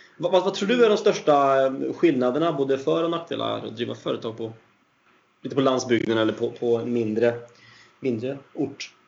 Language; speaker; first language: Swedish; native; Swedish